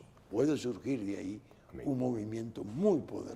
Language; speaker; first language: Spanish; native; Spanish